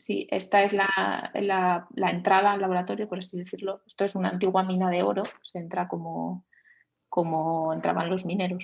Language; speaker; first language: Spanish; native; Spanish